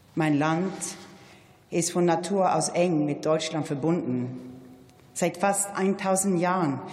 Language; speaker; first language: German; non-native, fluent; Swedish